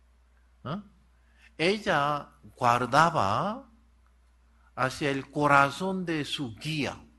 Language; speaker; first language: Spanish; non-native, learner; Korean